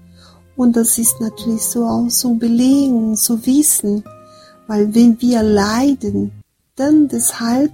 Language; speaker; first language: German; non-native, fluent; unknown